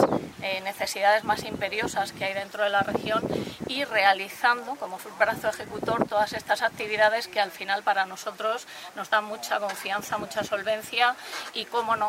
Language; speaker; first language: Spanish; native; Spanish